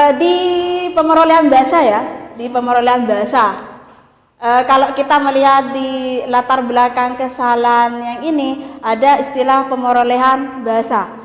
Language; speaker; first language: Indonesian; non-native, local second language; Madurese